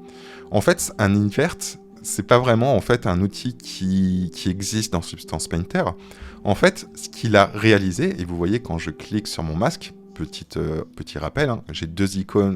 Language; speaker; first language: French; native; French